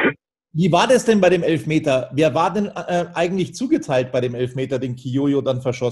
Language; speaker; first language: German; native; German